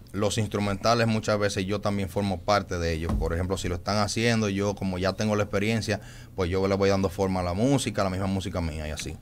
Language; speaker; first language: Spanish; native; Spanish